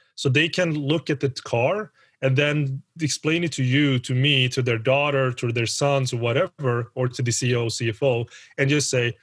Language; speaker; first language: English; early bilingual, other home language; Spanish